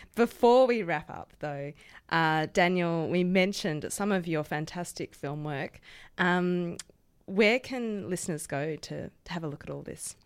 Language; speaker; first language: English; native; English